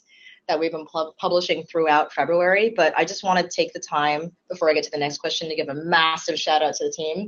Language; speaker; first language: English; native; English